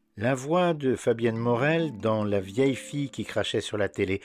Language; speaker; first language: French; native; French